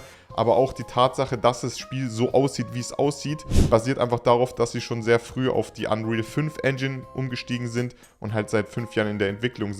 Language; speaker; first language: German; native; German